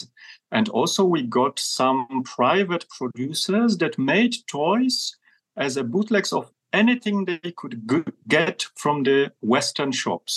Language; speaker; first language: English; non-native, fluent; Polish